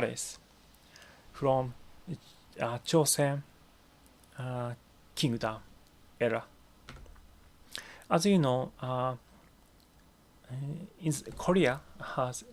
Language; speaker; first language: English; non-native, learner; Japanese